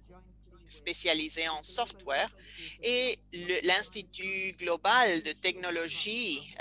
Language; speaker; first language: French; non-native, fluent; Spanish